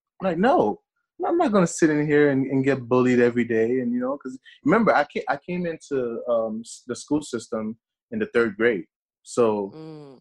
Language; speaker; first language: English; early bilingual, other home language; Haitian Creole